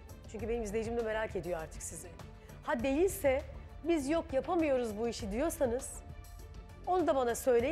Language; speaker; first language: Turkish; native; Turkish